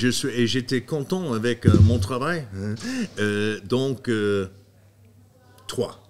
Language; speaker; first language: French; non-native, fluent; English